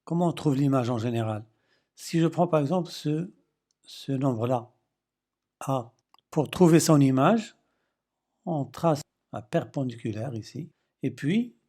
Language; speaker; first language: French; non-native, local second language; Arabic